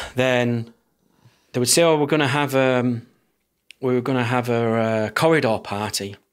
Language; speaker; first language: English; native; English